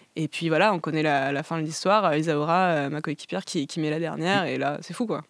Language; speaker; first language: French; native; French